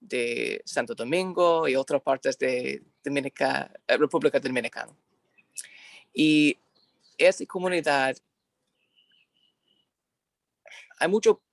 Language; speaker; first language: Spanish; non-native, learner; English